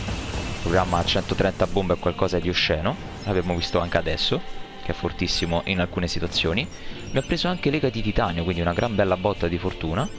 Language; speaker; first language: Italian; native; Italian